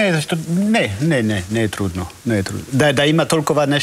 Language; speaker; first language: Bulgarian; non-native, learner; French